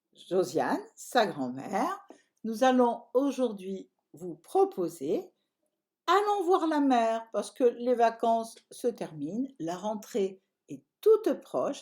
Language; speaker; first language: French; native; French